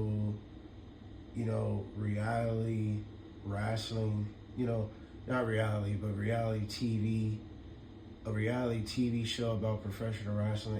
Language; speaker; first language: English; native; English